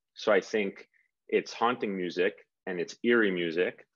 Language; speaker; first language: English; native; English